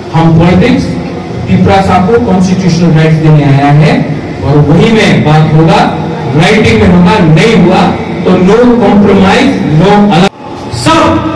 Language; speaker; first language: Hindi; non-native, local second language; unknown